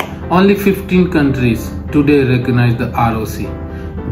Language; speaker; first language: English; non-native, local second language; Hindi